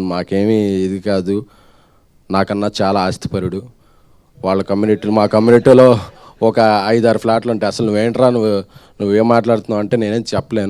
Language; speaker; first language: Telugu; native; Telugu